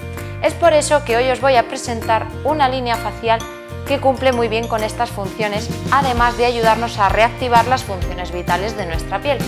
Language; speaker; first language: Spanish; native; Spanish